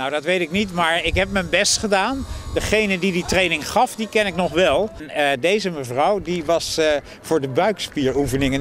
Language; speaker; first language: Dutch; native; Dutch